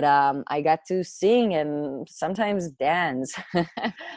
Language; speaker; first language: English; non-native, fluent; Hebrew